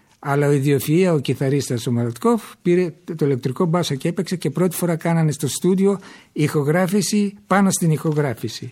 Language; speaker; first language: Greek; early bilingual, heritage; Greek